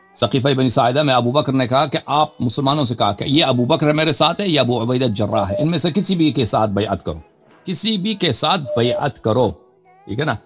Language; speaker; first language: Urdu; non-native, fluent; Persian